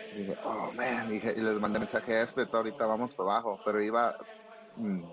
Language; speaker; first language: Spanish; early bilingual, heritage; Spanish